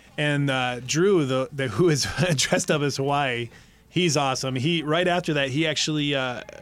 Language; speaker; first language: English; native; English